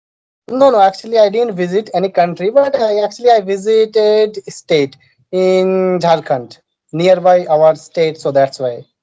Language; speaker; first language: English; non-native, learner; Bangla